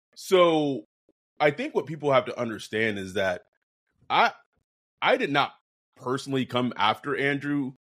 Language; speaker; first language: English; native; English